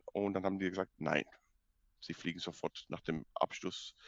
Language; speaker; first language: German; non-native, fluent; Spanish